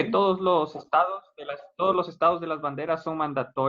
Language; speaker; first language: Spanish; native; Spanish